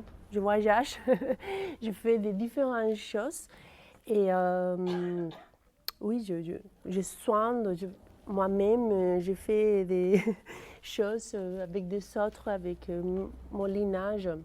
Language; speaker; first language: French; non-native, fluent; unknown